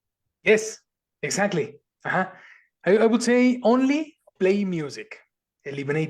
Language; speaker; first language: English; non-native, fluent; Spanish